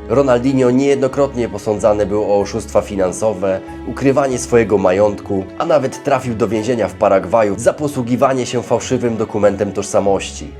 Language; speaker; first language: Polish; native; Polish